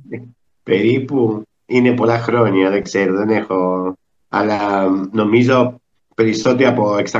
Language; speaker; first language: Greek; early bilingual, heritage; Spanish